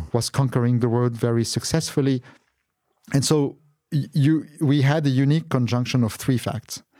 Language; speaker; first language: English; non-native, fluent; Arabic